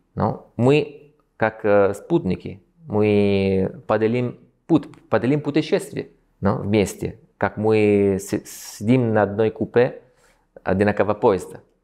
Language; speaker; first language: Russian; non-native, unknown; Italian